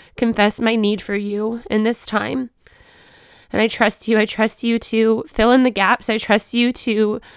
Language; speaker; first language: English; native; English